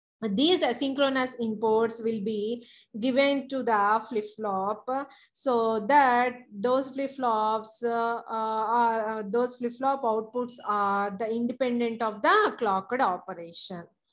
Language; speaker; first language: English; non-native, local second language; Telugu